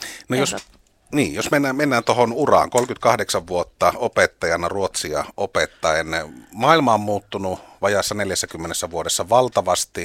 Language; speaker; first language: Finnish; native; Finnish